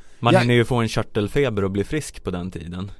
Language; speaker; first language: Swedish; native; Swedish